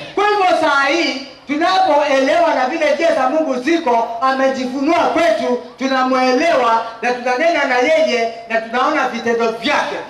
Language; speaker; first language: Swahili; non-native, local second language; Kamba